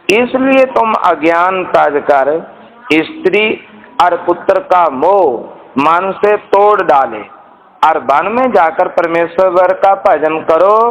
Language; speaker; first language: Hindi; non-native, local second language; Punjabi